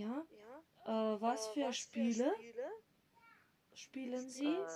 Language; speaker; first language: German; non-native, fluent; Macedonian